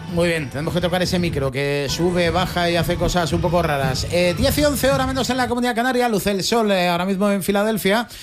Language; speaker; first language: Spanish; native; Spanish